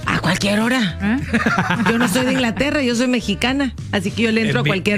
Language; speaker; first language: Spanish; native; Spanish